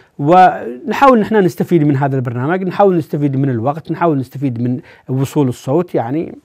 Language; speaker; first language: Arabic; native; Arabic